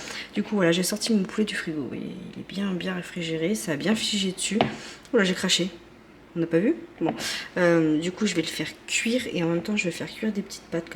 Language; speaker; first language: French; native; French